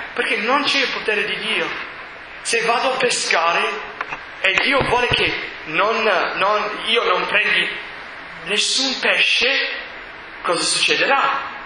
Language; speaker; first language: Italian; non-native, fluent; English